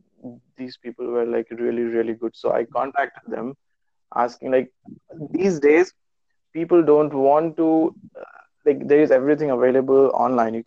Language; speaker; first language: English; non-native, local second language; Urdu